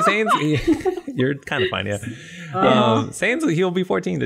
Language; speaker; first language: English; native; English